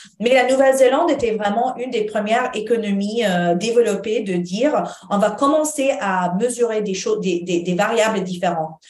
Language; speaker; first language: French; non-native, fluent; Arabic